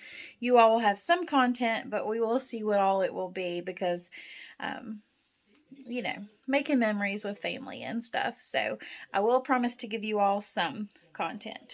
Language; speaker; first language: English; native; English